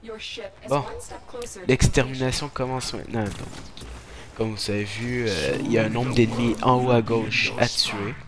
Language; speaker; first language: French; native; French